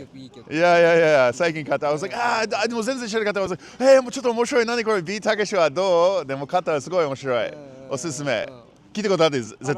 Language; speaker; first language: Japanese; non-native, learner; English